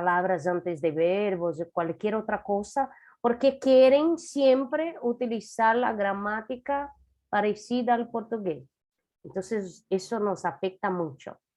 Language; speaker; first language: Spanish; non-native, fluent; Portuguese